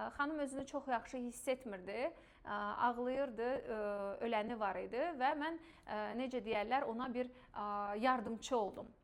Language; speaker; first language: Azerbaijani; non-native, local second language; Russian